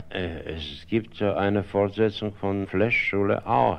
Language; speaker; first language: German; non-native, fluent; Russian